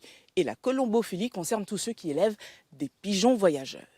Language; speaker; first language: French; native; French